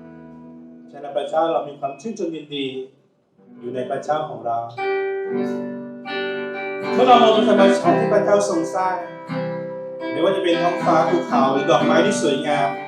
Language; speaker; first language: Thai; native; Thai